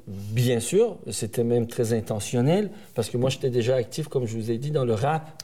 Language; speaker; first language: French; early bilingual, other home language; Persian